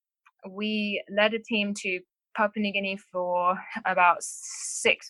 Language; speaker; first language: English; native; English